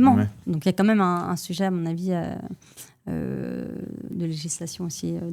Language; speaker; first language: French; native; French